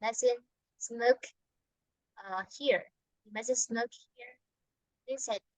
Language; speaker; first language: English; non-native, fluent; Vietnamese